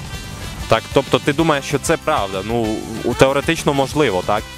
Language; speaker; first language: Ukrainian; native; Ukrainian